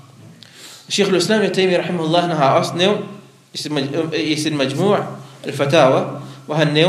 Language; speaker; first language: Danish; non-native, local second language; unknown